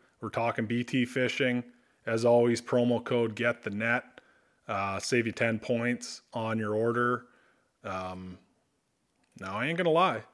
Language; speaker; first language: English; native; English